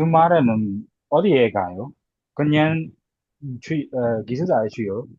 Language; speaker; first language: Korean; non-native, learner; Burmese